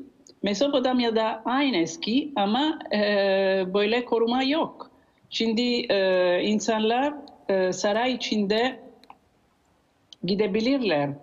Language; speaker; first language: Turkish; non-native, learner; Italian